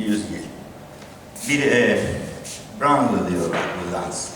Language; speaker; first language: Turkish; non-native, learner; Spanish